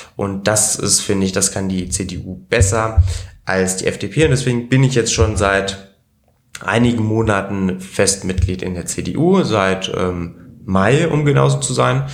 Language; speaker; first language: German; native; German